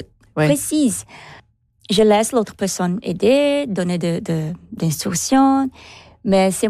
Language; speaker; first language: French; non-native, learner; Portuguese